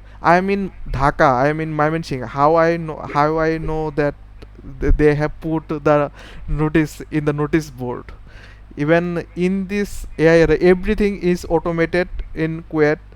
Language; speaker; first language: English; non-native, fluent; Bangla